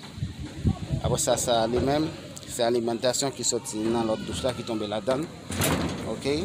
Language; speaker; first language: French; non-native, learner; Haitian Creole